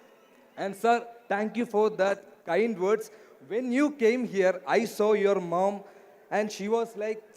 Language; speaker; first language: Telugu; non-native, learner; Malayalam